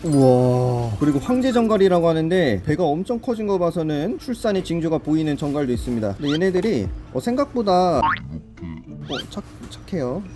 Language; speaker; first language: Korean; native; Korean